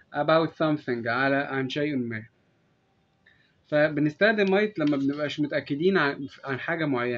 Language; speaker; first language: Arabic; native; Arabic